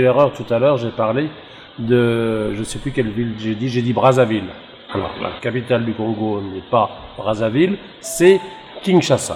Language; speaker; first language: French; native; French